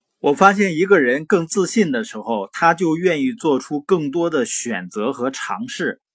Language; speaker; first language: Chinese; native; Chinese